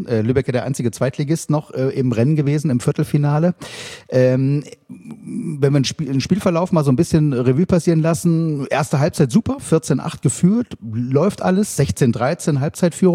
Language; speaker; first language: German; native; German